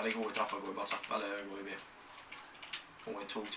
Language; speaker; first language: Swedish; native; Swedish